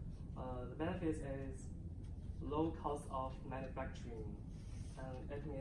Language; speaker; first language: English; non-native, learner; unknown